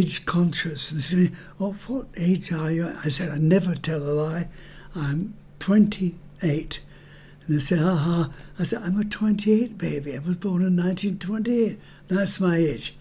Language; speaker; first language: English; native; English